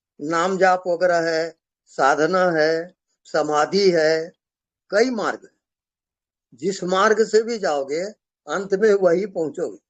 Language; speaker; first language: Hindi; native; Hindi